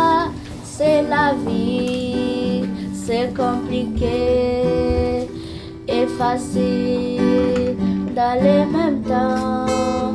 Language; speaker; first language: French; early bilingual, other home language; Haitian Creole